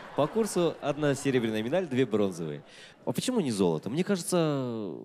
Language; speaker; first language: Russian; non-native, local second language; Kazakh